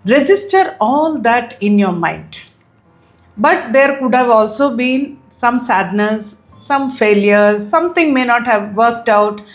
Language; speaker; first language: English; non-native, local second language; Tamil